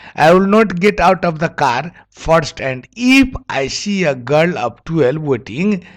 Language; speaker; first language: English; non-native, local second language; Nepali